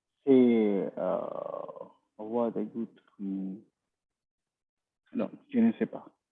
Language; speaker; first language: French; non-native, learner; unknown